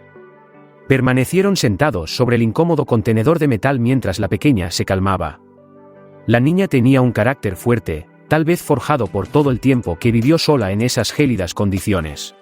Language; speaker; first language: Spanish; native; Spanish